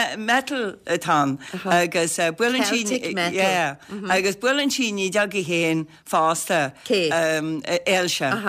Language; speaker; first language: Irish; native; Irish